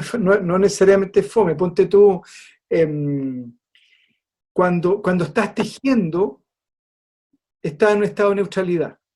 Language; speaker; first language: Spanish; native; Spanish